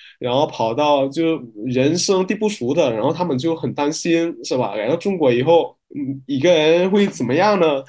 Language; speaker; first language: Chinese; non-native, fluent; Min Nan Chinese